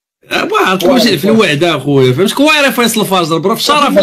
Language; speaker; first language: Arabic; native; Arabic